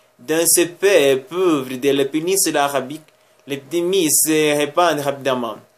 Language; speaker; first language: French; non-native, learner; Spanish